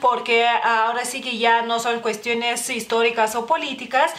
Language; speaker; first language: Spanish; non-native, fluent; Lithuanian